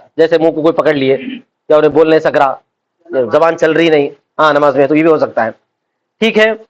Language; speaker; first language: Urdu; native; Urdu